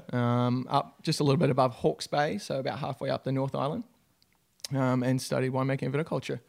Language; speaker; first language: English; native; English